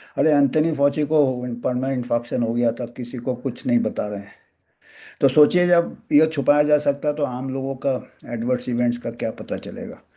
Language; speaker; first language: Hindi; non-native, local second language; Bangla